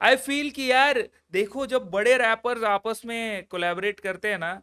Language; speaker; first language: Hindi; non-native, local second language; Malayalam